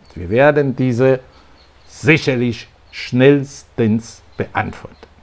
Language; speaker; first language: German; non-native, fluent; Polish